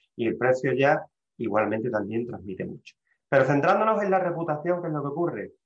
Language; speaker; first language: Spanish; native; Spanish